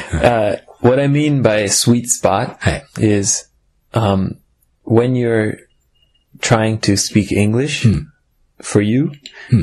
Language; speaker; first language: English; native; English